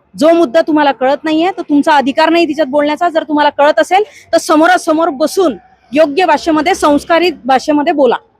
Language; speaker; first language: Marathi; non-native, local second language; Hindi